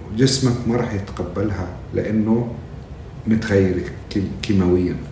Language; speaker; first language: Arabic; native; Arabic